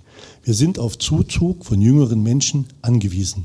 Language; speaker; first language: German; native; German